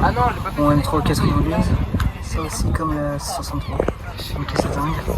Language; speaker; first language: French; native; French